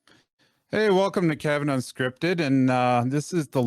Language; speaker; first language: English; native; English